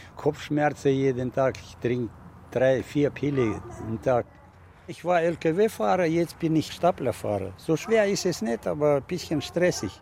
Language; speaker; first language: German; non-native, fluent; Russian